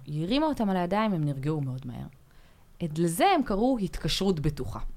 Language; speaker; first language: Hebrew; native; Hebrew